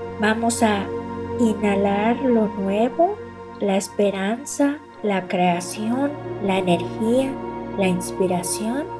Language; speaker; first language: Spanish; native; Spanish